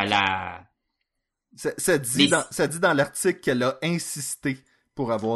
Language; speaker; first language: French; native; French